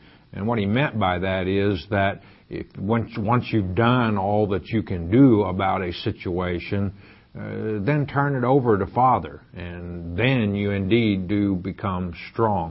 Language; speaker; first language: English; native; English